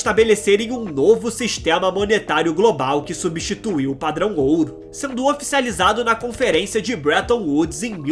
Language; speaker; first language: Portuguese; native; Portuguese